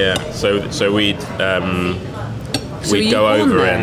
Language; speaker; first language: English; native; English